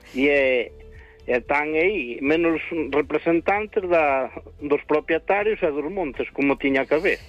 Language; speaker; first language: Galician; native; Galician